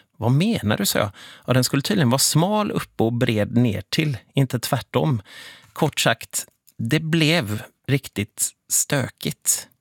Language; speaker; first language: Swedish; native; Swedish